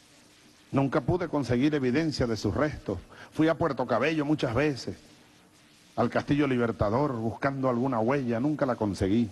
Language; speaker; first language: Spanish; native; Spanish